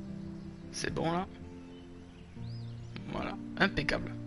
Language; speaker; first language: French; native; French